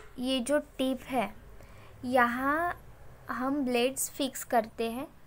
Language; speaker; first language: Hindi; non-native, local second language; Marathi